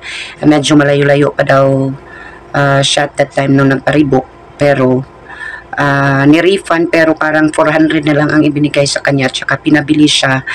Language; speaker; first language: Filipino; native; Filipino